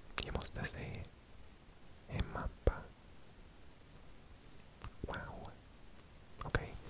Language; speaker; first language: Swedish; non-native, learner; English